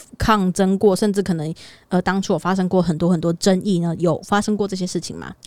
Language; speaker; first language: Chinese; native; Chinese